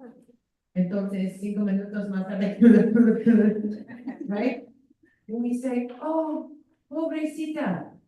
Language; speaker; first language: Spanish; early bilingual, heritage; Spanish